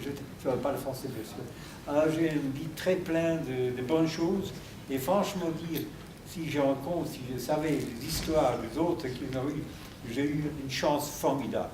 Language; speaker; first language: French; non-native, fluent; German